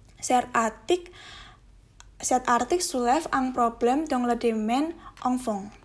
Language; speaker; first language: French; non-native, learner; Indonesian